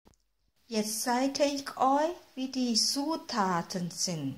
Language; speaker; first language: German; non-native, fluent; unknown